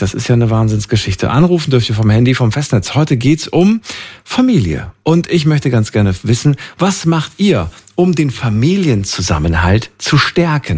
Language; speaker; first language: German; native; German